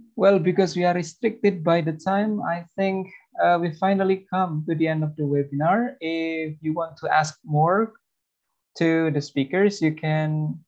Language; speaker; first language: English; non-native, fluent; Indonesian